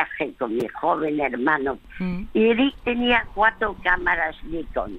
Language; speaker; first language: Spanish; early bilingual, other home language; French